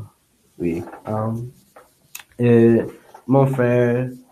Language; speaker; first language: French; non-native, learner; English